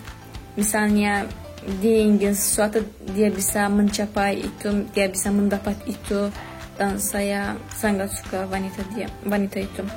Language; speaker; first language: Indonesian; non-native, fluent; Azerbaijani